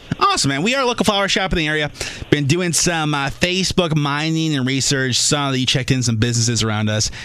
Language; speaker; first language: English; native; English